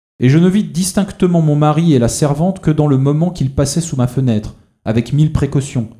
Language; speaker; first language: French; native; French